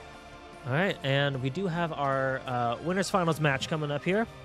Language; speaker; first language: English; native; English